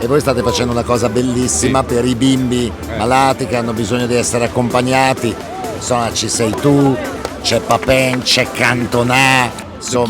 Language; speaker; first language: Italian; native; Italian